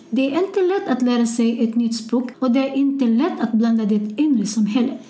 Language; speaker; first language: Swedish; non-native, fluent; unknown